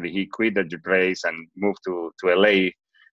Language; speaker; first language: English; non-native, fluent; Spanish